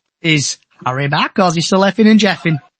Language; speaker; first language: English; native; English